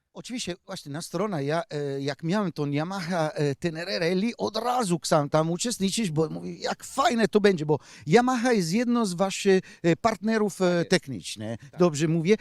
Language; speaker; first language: Polish; non-native, learner; Italian